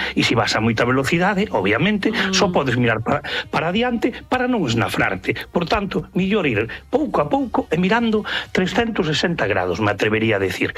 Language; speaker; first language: Galician; native; Galician